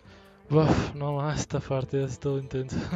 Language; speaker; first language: Spanish; native; Spanish